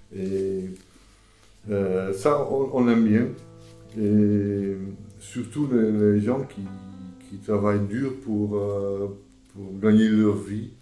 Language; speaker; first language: French; non-native, fluent; Dutch